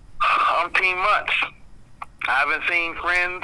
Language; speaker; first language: English; native; English